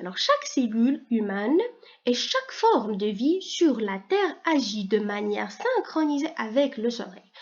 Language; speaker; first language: French; non-native, local second language; Arabic